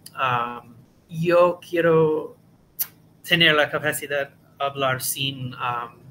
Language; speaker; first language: Spanish; non-native, learner; English